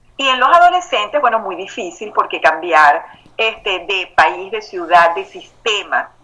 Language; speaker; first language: Spanish; native; Spanish